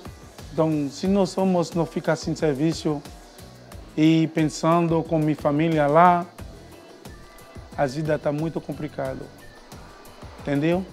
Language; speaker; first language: Portuguese; non-native, learner; Haitian Creole